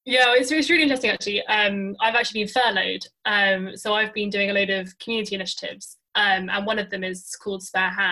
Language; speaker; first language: English; native; English